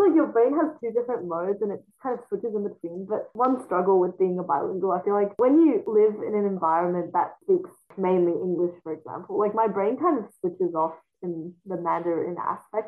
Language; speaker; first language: English; non-native, fluent; Chinese